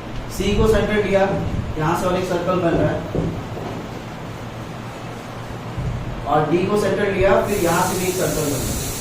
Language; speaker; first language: Hindi; native; Hindi